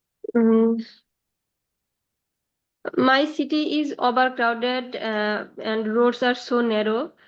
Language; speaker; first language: English; non-native, learner; Bangla